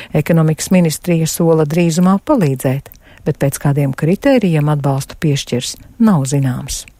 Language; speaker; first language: Latvian; native; Latvian